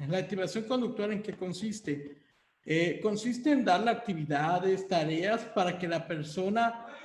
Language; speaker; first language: Spanish; native; Spanish